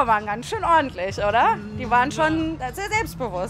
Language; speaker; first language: German; native; German